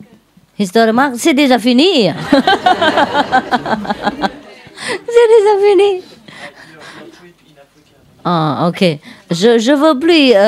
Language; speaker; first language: French; non-native, learner; Vietnamese